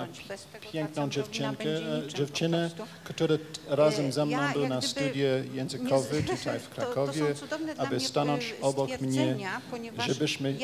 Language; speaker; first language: Polish; non-native, fluent; Japanese